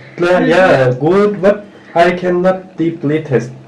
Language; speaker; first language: English; non-native, learner; Turkish